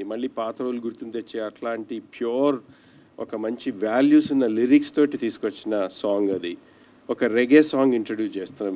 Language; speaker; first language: Telugu; native; Telugu